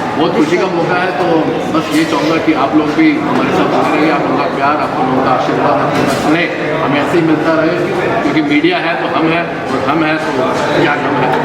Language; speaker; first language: Hindi; non-native, local second language; Sindhi